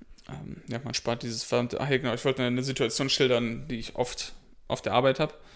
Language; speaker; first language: German; native; German